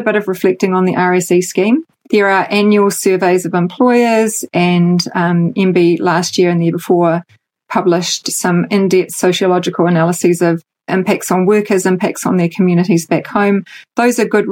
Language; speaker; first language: English; native; English